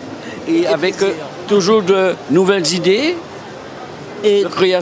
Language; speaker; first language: French; native; French